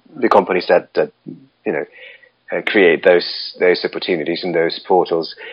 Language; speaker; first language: English; non-native, fluent; Russian